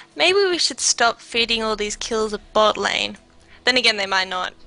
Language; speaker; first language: English; native; English